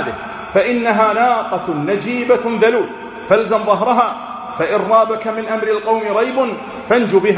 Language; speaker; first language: Arabic; native; Arabic